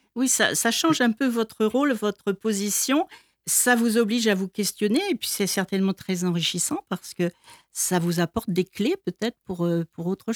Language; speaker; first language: French; native; French